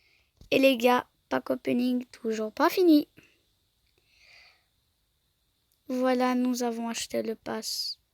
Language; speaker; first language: French; native; French